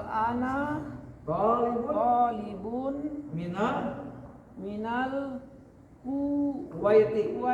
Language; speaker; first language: Arabic; non-native, learner; Indonesian